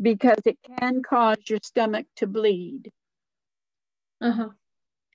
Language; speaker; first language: English; native; English